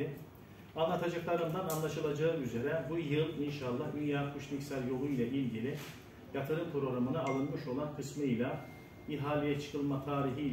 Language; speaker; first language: Turkish; native; Turkish